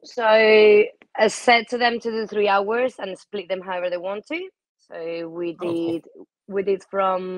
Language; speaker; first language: English; non-native, fluent; Spanish